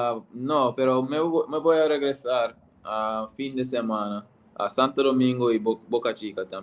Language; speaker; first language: Spanish; non-native, learner; English